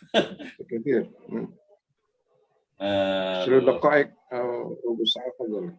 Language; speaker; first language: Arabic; non-native, fluent; Indonesian